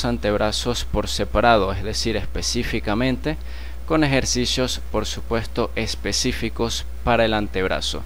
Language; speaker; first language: Spanish; native; Spanish